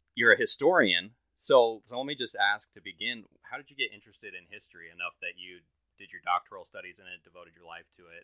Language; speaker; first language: English; native; English